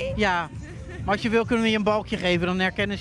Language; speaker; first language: Dutch; native; Dutch